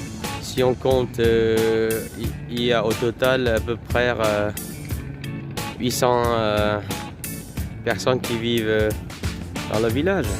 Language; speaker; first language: French; non-native, fluent; Vietnamese